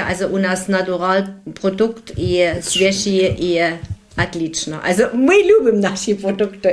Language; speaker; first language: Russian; non-native, learner; German